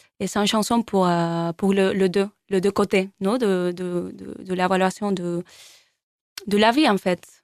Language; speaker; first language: French; non-native, learner; Spanish